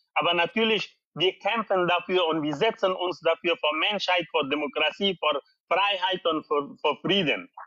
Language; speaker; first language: German; non-native, learner; Persian